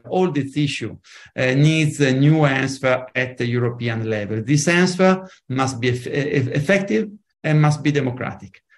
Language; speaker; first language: English; non-native, fluent; Italian